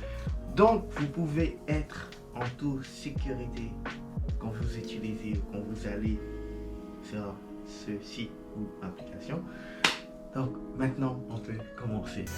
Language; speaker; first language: French; non-native, fluent; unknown